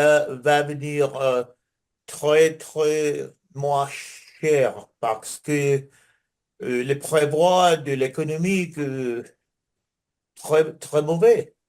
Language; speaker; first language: French; non-native, learner; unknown